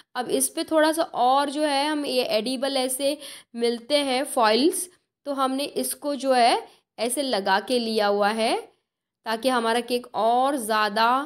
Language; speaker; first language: Hindi; non-native, local second language; Marathi